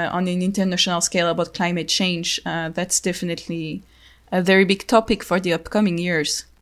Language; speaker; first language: English; non-native, fluent; French